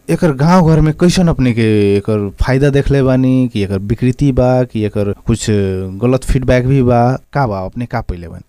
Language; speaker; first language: Bhojpuri; native; Bhojpuri